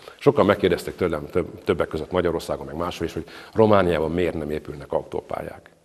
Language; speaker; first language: Hungarian; native; Hungarian